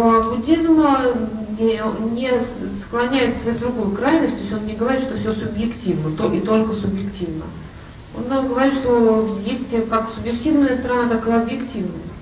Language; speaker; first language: Russian; native; Russian